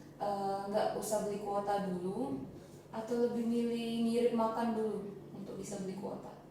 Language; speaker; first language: Indonesian; native; Indonesian